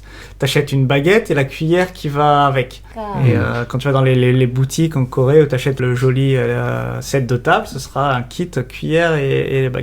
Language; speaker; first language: French; native; French